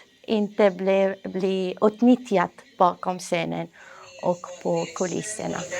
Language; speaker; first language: Swedish; non-native, fluent; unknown